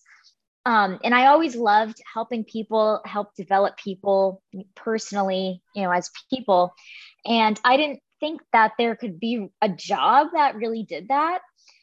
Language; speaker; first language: English; native; English